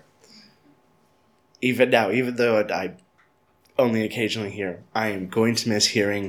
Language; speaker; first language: English; native; English